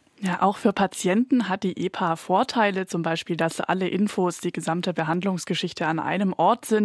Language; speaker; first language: German; native; German